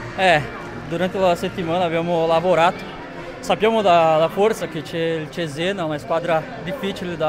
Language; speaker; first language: Italian; non-native, fluent; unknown